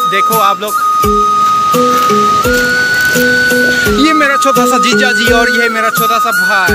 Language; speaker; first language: Hindi; non-native, local second language; Karbi